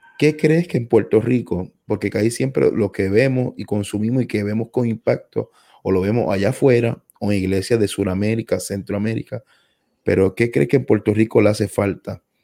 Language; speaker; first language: Spanish; native; Spanish